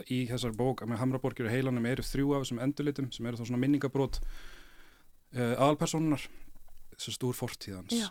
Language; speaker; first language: Icelandic; native; Icelandic